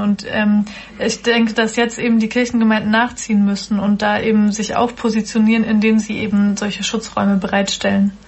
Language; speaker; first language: German; native; German